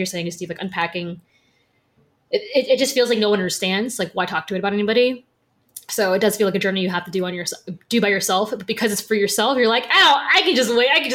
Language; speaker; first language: English; native; English